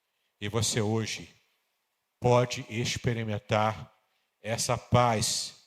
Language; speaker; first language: Portuguese; native; Portuguese